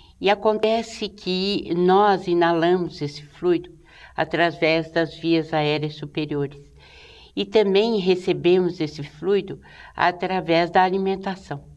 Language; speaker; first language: Portuguese; native; Portuguese